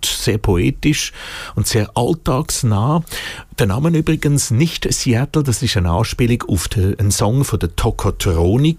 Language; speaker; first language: German; native; German